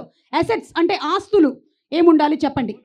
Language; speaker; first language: Telugu; native; Telugu